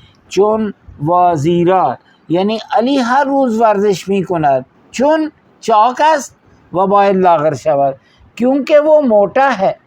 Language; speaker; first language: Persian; non-native, fluent; Urdu